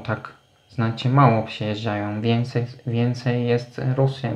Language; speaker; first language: Polish; non-native, fluent; Turkish